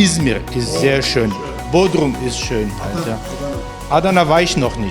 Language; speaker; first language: German; native; German